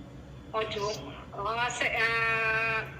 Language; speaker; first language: Cantonese; non-native, learner; Indonesian